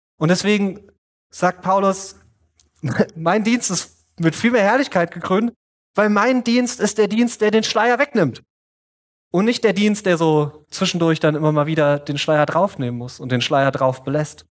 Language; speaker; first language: German; native; German